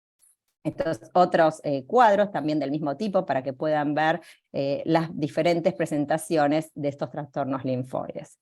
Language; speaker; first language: Spanish; native; Spanish